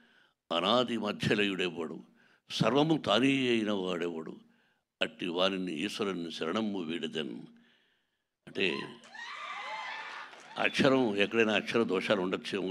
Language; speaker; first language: Telugu; native; Telugu